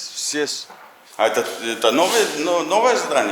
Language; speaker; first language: Russian; non-native, learner; English